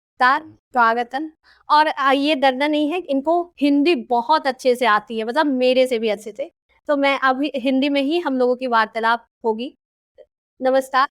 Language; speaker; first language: Hindi; native; Hindi